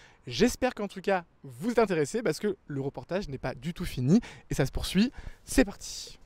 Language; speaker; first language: French; native; French